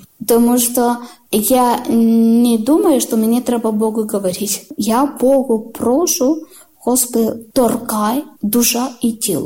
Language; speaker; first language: Ukrainian; non-native, learner; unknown